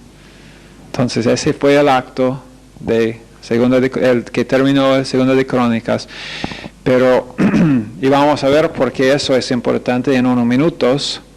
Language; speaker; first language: Spanish; non-native, fluent; English